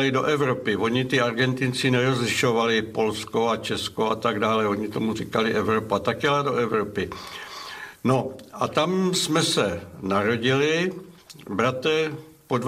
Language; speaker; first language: Czech; non-native, local second language; German